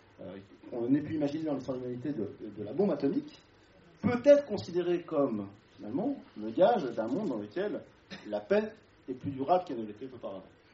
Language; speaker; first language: French; native; French